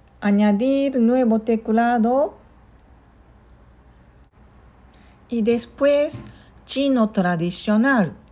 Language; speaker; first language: Spanish; non-native, learner; Japanese